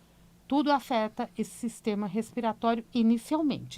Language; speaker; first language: Portuguese; native; Portuguese